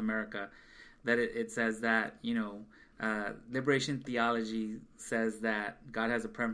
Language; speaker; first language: English; native; English